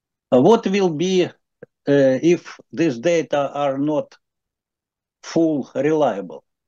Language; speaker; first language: English; non-native, learner; Ukrainian